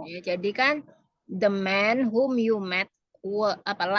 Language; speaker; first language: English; non-native, fluent; Indonesian